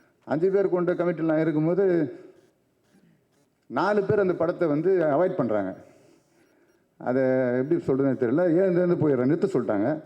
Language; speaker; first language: Tamil; native; Tamil